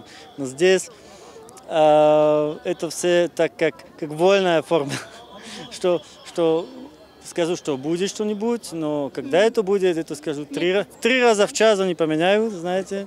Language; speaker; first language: Russian; non-native, learner; Slovak